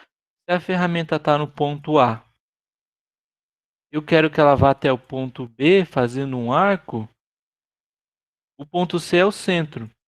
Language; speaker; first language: Portuguese; native; Portuguese